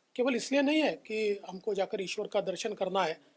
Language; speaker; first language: Hindi; non-native, local second language; Marathi